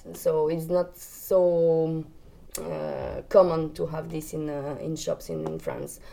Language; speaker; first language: English; non-native, learner; French